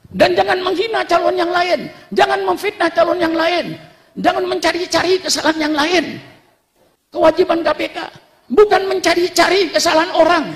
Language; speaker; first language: Indonesian; non-native, local second language; Madurese